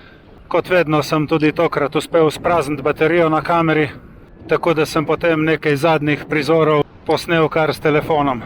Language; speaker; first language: Slovenian; native; Slovenian